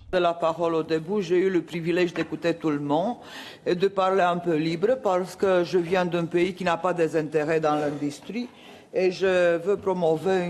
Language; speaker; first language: French; non-native, fluent; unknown